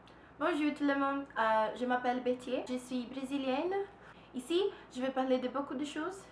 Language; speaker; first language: French; non-native, learner; Portuguese